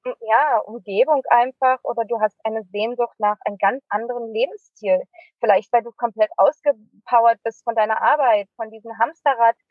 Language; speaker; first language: German; native; German